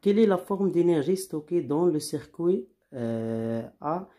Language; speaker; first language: French; non-native, local second language; Arabic